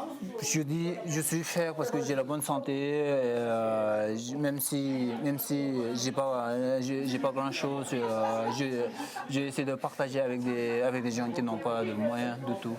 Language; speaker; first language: French; non-native, fluent; Sherpa